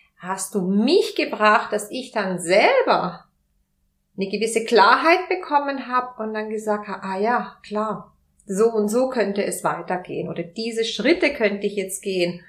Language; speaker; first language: German; non-native, fluent; Spanish